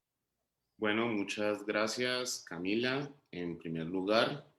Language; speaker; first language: Spanish; native; Spanish